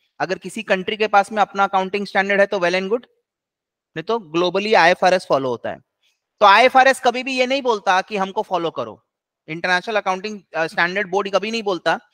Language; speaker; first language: Hindi; native; Hindi